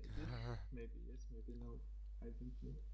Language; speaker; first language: English; non-native, learner; Russian